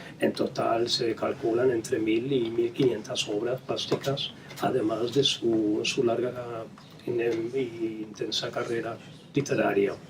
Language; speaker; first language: Spanish; non-native, fluent; Dutch